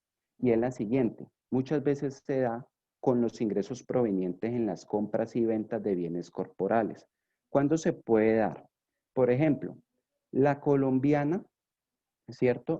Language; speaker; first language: Spanish; native; Spanish